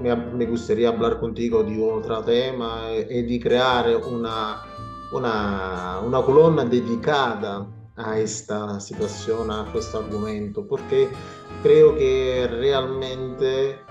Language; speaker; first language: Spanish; non-native, learner; Italian